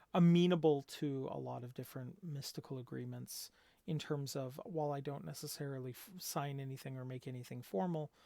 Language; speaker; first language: English; native; English